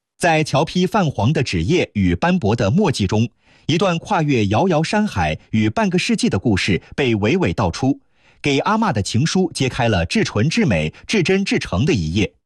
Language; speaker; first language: Chinese; native; Chinese